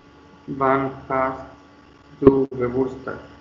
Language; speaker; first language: German; non-native, learner; Spanish